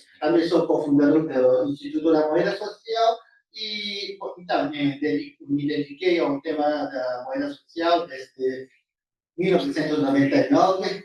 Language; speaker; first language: Portuguese; non-native, fluent; Japanese